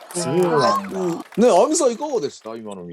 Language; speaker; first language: Japanese; native; Japanese